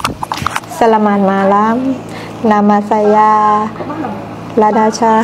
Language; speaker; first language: Indonesian; non-native, learner; Thai